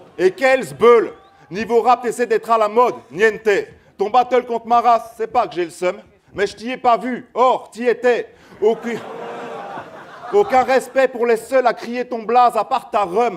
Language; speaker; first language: French; native; French